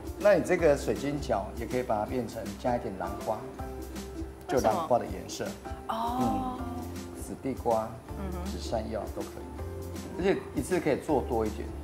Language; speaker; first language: Chinese; native; Chinese